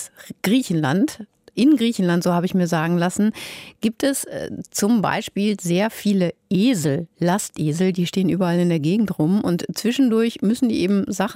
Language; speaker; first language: German; native; German